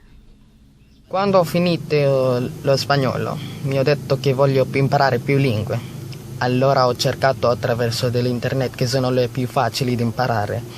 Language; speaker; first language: Italian; non-native, learner; Filipino